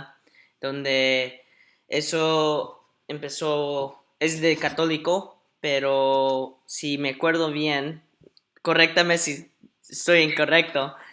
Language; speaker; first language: Spanish; early bilingual, heritage; Spanish